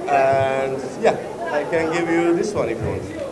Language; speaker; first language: English; non-native, learner; Turkish